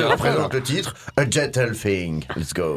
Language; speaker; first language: French; native; French